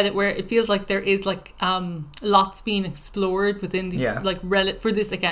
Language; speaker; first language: English; native; English